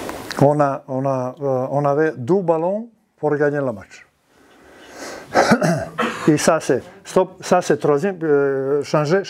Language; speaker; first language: French; non-native, learner; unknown